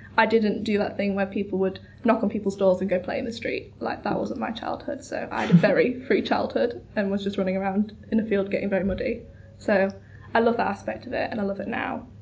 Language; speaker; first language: English; native; English